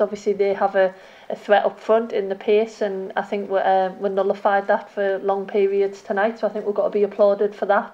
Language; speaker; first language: English; native; English